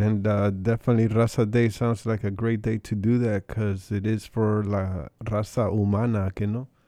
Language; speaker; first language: English; early bilingual, other home language; Spanish